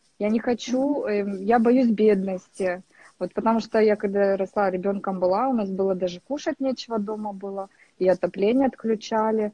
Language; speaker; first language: Russian; native; Russian